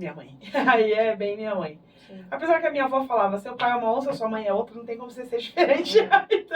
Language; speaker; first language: Portuguese; native; Portuguese